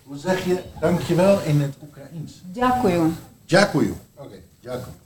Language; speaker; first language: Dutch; non-native, learner; Ukrainian